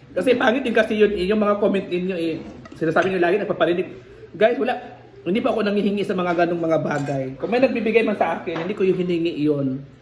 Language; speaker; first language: Filipino; native; Filipino